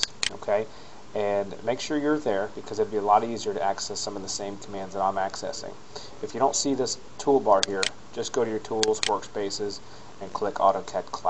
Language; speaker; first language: English; native; English